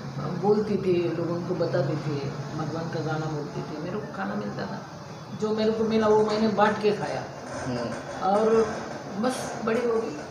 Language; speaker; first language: Hindi; non-native, local second language; Marathi